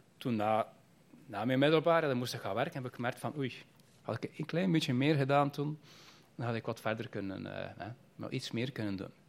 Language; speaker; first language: Dutch; native; Dutch